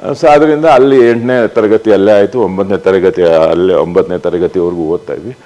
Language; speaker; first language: Kannada; native; Kannada